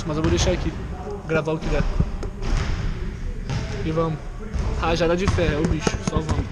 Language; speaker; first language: Portuguese; native; Portuguese